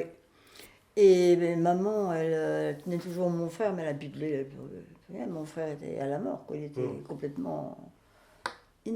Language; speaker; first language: French; native; French